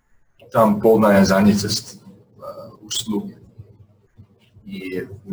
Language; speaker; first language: Russian; non-native, learner; English